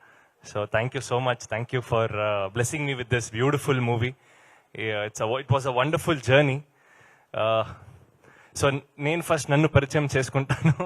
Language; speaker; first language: Telugu; non-native, learner; Kannada